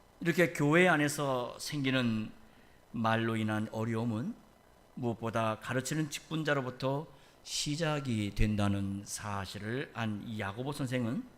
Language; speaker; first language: Korean; native; Korean